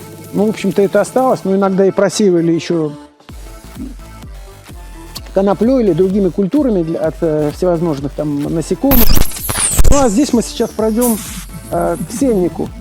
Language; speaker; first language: Russian; native; Russian